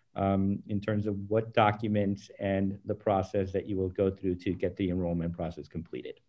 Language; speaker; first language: English; early bilingual, other home language; Spanish